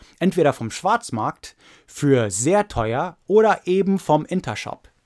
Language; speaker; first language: German; non-native, fluent; English